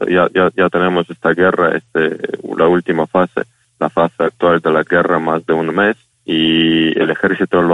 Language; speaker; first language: Spanish; non-native, fluent; Ukrainian